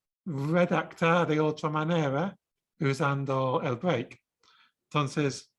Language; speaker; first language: Spanish; non-native, fluent; English